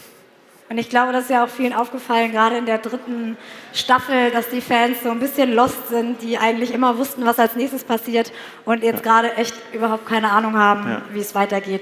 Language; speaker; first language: German; native; German